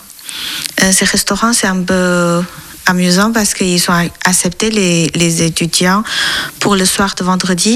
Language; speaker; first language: French; non-native, learner; Chinese